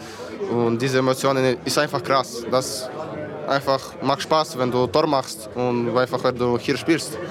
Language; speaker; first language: German; non-native, fluent; Ukrainian